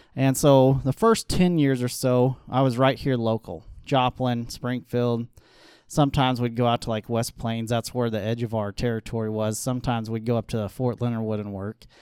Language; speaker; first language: English; native; English